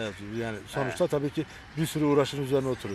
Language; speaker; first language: Turkish; native; Turkish